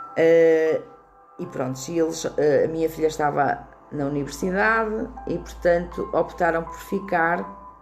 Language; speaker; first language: Portuguese; native; Portuguese